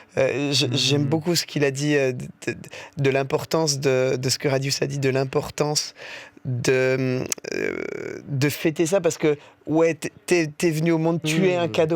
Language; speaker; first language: French; native; French